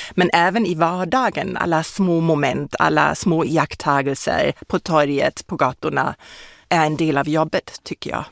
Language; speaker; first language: Swedish; non-native, fluent; German